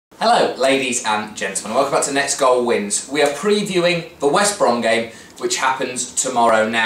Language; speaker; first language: English; native; English